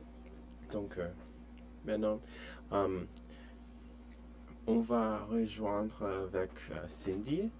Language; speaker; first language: French; non-native, fluent; English